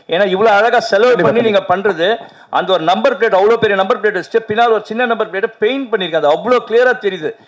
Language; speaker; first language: Tamil; native; Tamil